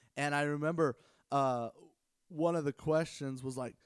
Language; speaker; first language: English; native; English